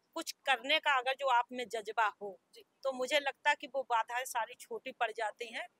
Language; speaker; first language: Hindi; native; Hindi